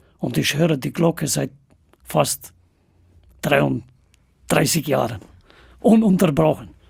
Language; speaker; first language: German; non-native, fluent; Albanian